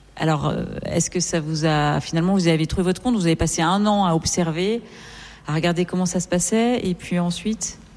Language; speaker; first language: French; native; French